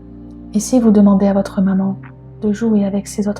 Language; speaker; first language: French; native; French